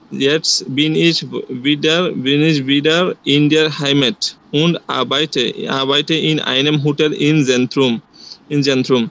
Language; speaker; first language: German; non-native, learner; Bangla